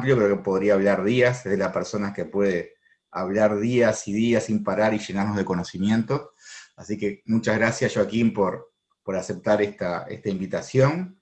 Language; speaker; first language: Spanish; native; Spanish